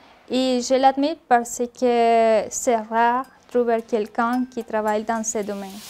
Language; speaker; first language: French; non-native, learner; Spanish